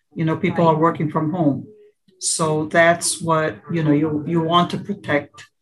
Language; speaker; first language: English; early bilingual, other home language; Portuguese